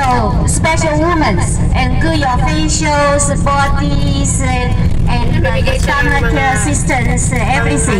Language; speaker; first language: English; non-native, learner; Chinese